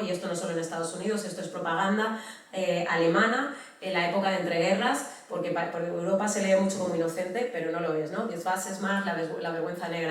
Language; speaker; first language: Spanish; native; Spanish